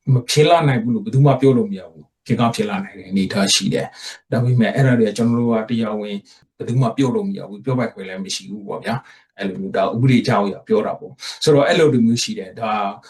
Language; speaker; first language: Burmese; native; Burmese